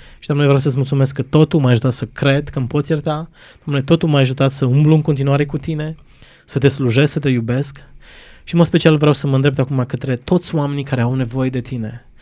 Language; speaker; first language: Romanian; non-native, local second language; Croatian